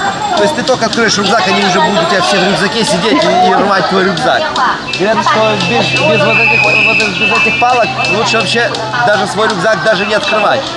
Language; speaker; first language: Russian; native; Russian